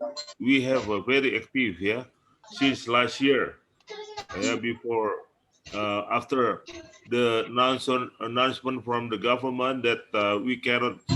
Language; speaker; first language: English; non-native, learner; Indonesian